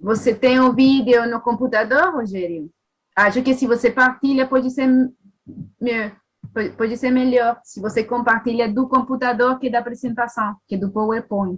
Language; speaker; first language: Portuguese; non-native, fluent; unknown